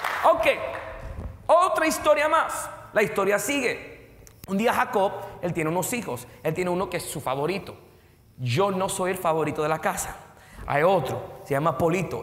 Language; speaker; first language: Spanish; early bilingual, heritage; Spanish